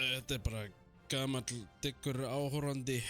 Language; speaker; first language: Icelandic; native; Icelandic